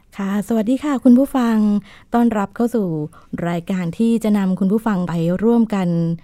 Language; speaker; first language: Thai; native; Thai